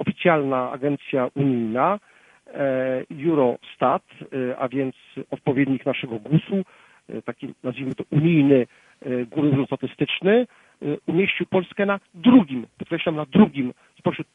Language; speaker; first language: Polish; native; Polish